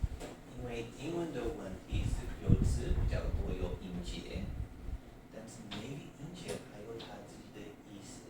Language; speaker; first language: Chinese; non-native, fluent; English